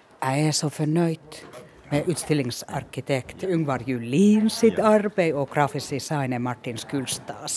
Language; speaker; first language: Norwegian; non-native, fluent; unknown